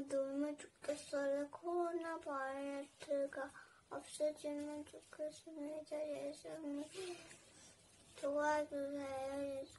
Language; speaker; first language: Korean; early bilingual, heritage; Korean